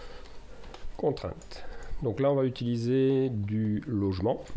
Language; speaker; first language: French; native; French